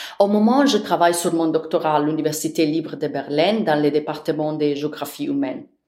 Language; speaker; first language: French; non-native, fluent; Italian